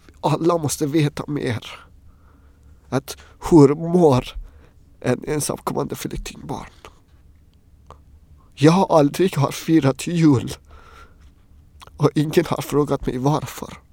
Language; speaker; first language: Swedish; non-native, fluent; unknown